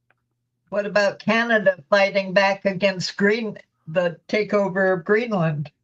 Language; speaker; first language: English; native; English